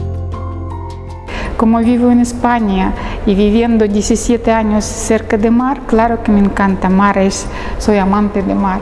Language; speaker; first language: Spanish; non-native, learner; Russian